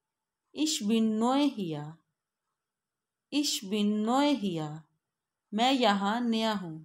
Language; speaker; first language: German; non-native, fluent; Urdu